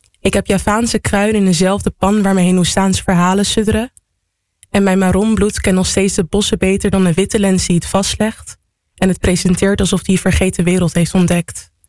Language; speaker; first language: Dutch; native; Dutch